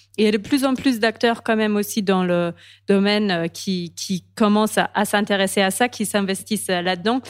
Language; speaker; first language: French; non-native, fluent; German